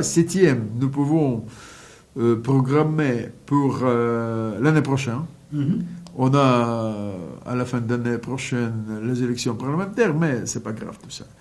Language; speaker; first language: French; non-native, fluent; Russian